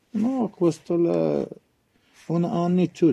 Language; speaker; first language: Italian; non-native, learner; Arabic